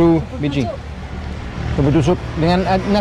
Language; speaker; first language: Indonesian; non-native, fluent; English